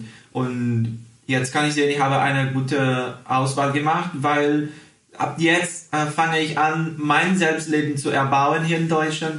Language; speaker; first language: German; early bilingual, heritage; Portuguese